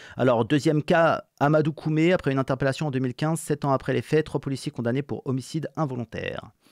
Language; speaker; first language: French; native; French